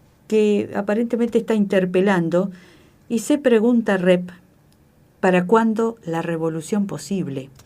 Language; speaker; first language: Spanish; native; Spanish